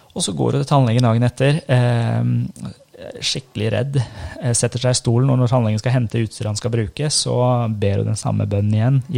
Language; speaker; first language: Norwegian; early bilingual, other home language; Persian